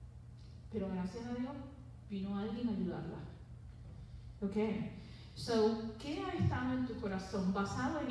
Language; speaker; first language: Spanish; early bilingual, heritage; Spanish